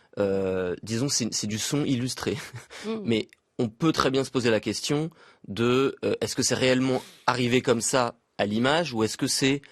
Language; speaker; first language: French; native; French